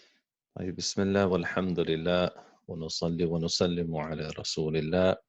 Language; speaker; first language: Arabic; non-native, fluent; English